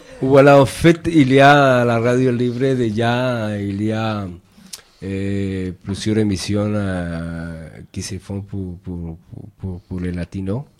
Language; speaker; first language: French; non-native, fluent; Spanish